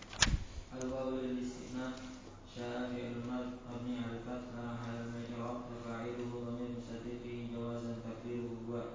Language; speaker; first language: Arabic; non-native, learner; Indonesian